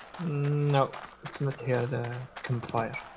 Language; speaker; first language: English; non-native, learner; Portuguese